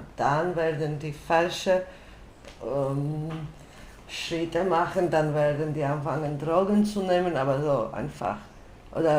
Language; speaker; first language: German; non-native, fluent; Georgian